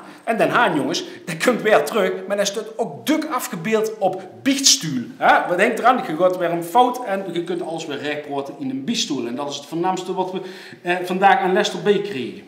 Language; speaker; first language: Dutch; native; Dutch